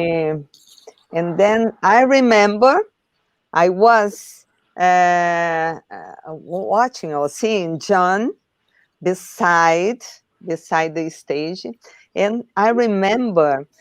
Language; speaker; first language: English; non-native, learner; Portuguese